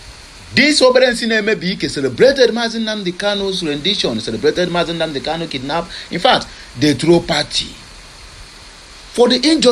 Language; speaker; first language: English; non-native, local second language; Igbo